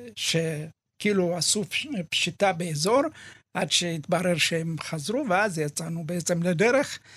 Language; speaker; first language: Hebrew; early bilingual, other home language; Amharic